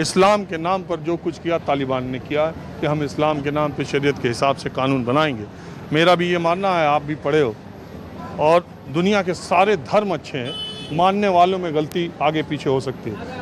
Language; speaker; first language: Hindi; native; Hindi